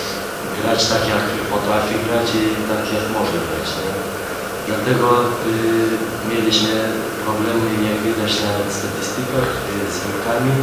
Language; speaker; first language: Polish; non-native, fluent; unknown